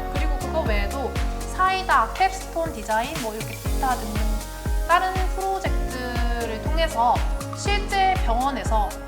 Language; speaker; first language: Korean; native; Korean